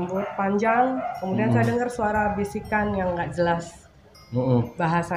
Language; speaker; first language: Indonesian; native; Indonesian